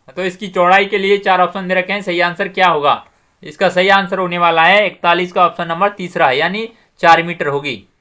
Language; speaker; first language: Hindi; native; Hindi